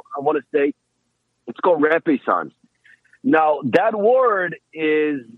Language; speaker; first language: English; non-native, fluent; Hebrew